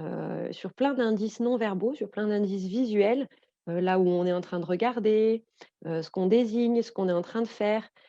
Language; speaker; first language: French; native; French